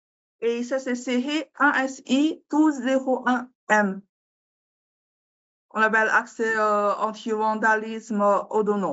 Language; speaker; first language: French; non-native, learner; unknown